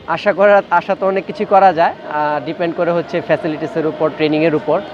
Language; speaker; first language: Bangla; native; Bangla